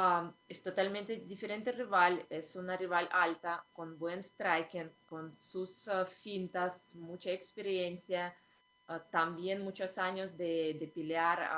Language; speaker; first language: Spanish; non-native, fluent; Russian